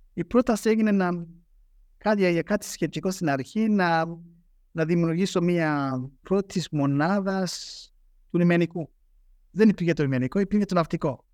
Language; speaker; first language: Greek; non-native, fluent; Rundi